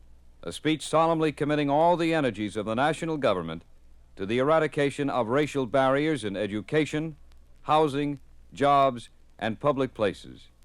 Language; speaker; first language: English; native; English